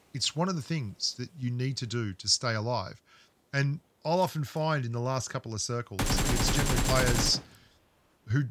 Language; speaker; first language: English; native; English